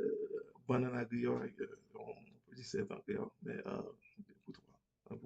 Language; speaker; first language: French; non-native, learner; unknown